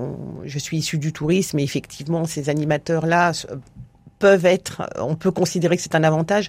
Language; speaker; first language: French; native; French